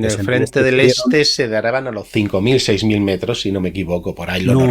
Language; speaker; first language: Spanish; native; Spanish